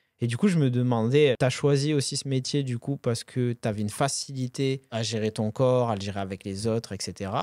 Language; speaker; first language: French; native; French